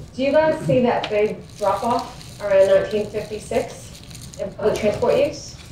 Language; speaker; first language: English; native; English